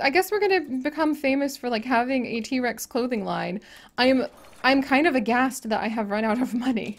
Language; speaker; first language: English; native; English